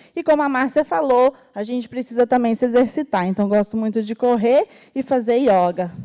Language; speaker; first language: Portuguese; native; Portuguese